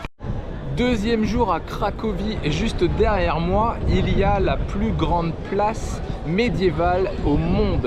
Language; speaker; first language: French; native; French